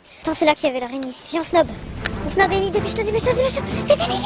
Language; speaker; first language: French; native; French